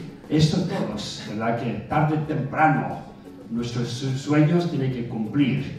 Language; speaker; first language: Spanish; non-native, fluent; Tibetan